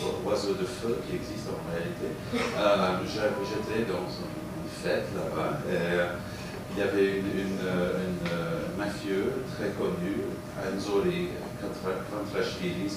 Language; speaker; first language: French; non-native, fluent; English